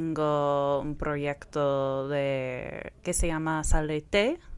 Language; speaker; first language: Spanish; non-native, fluent; English